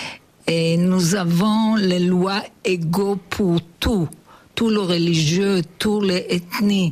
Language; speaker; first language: French; non-native, learner; Hebrew